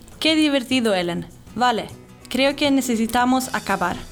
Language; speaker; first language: Spanish; non-native, learner; Swedish